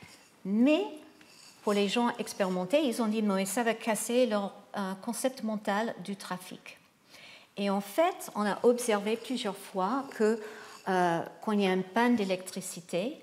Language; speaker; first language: French; non-native, fluent; English